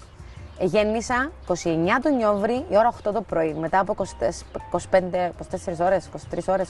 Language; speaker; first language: Greek; native; Greek